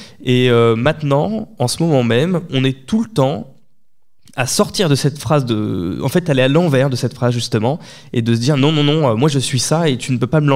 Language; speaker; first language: French; native; French